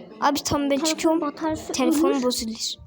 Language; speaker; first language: Turkish; native; Turkish